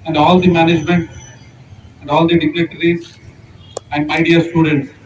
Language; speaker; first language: English; non-native, local second language; Urdu